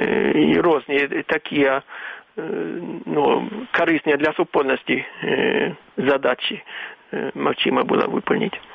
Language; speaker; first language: Belarusian; non-native, fluent; Swedish